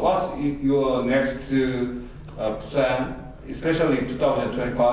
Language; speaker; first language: English; non-native, learner; Korean